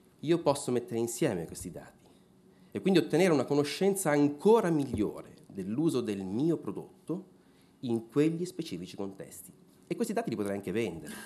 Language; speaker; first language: Italian; native; Italian